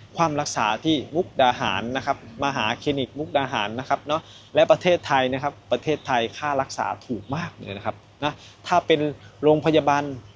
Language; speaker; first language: Thai; native; Thai